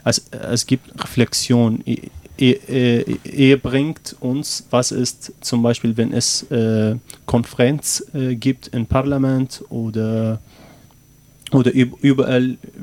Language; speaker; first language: German; non-native, learner; Arabic